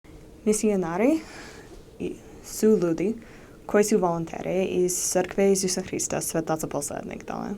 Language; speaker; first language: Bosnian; non-native, learner; English